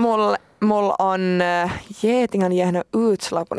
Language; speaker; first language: Finnish; non-native, local second language; Swedish